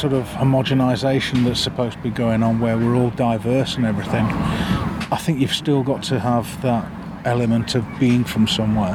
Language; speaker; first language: English; native; English